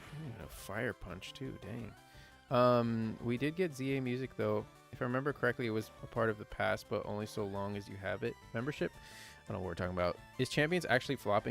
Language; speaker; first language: English; native; English